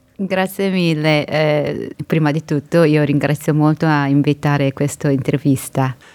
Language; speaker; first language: Italian; non-native, learner; Korean